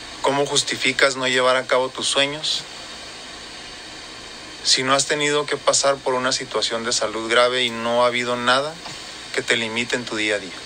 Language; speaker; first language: Spanish; native; Spanish